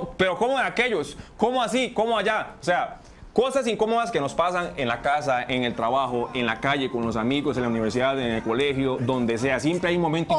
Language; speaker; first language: Spanish; native; Spanish